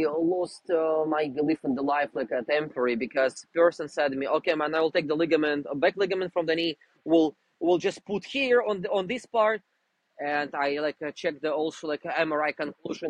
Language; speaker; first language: English; non-native, fluent; Russian